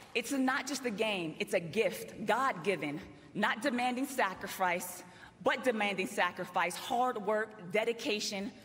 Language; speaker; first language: English; native; English